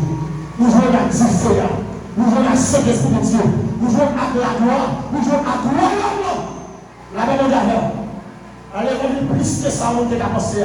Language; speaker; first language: French; non-native, local second language; Haitian Creole